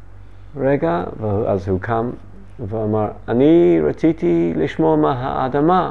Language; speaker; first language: Hebrew; non-native, learner; English